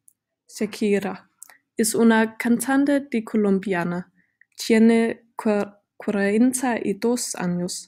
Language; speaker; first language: Spanish; non-native, learner; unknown